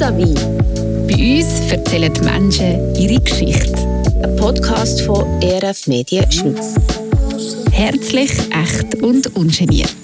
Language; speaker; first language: German; native; German